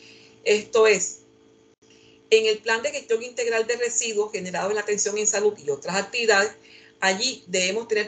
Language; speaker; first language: Spanish; native; Spanish